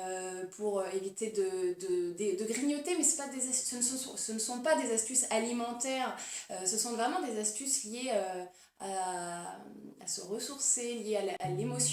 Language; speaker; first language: French; native; French